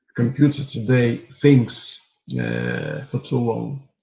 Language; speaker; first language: English; non-native, fluent; Russian